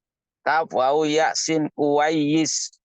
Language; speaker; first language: Arabic; non-native, fluent; Indonesian